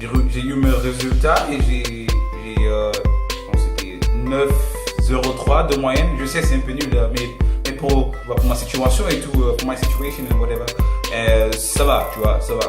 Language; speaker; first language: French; non-native, learner; English